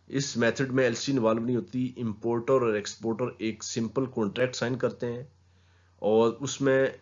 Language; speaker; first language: Urdu; non-native, local second language; Punjabi